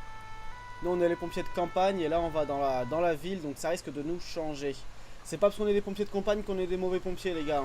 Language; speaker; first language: French; native; French